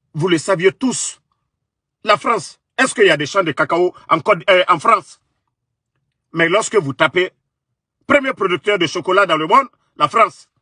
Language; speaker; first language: French; non-native, local second language; Mandingo